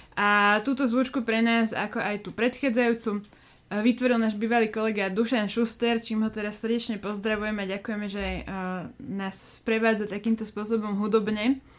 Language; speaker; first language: Slovak; native; Slovak